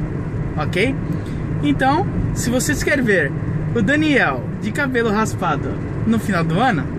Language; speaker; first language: Portuguese; native; Portuguese